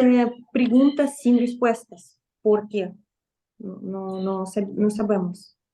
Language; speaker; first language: Spanish; non-native, fluent; Russian